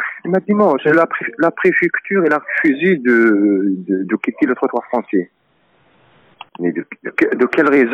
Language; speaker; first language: French; non-native, learner; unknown